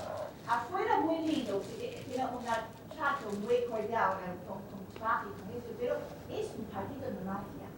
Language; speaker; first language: Spanish; non-native, learner; Chinese